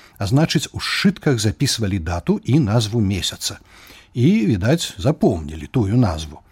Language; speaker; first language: Belarusian; native; Belarusian